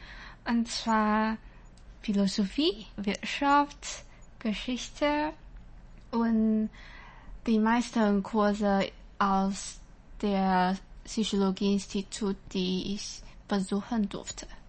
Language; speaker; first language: German; non-native, learner; Chinese